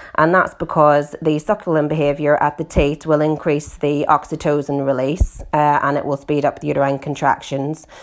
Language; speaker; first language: English; native; English